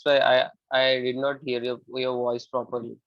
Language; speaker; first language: English; non-native, local second language; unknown